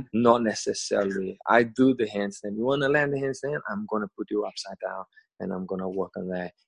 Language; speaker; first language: English; non-native, learner; Portuguese